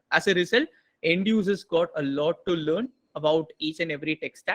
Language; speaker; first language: English; non-native, local second language; Tamil